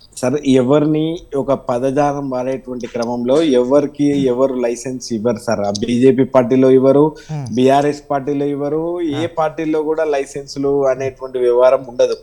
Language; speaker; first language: Telugu; native; Telugu